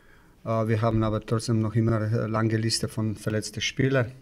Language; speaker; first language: German; non-native, fluent; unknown